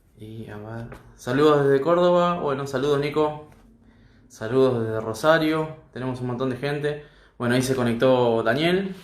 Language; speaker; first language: Spanish; native; Spanish